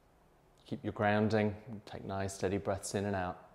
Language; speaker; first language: English; native; English